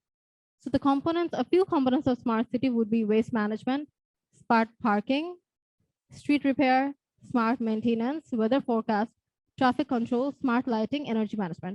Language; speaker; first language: English; non-native, local second language; Bangla